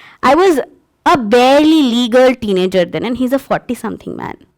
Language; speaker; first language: English; non-native, local second language; Bangla